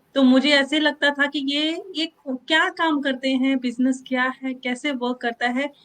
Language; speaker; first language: Hindi; non-native, local second language; Punjabi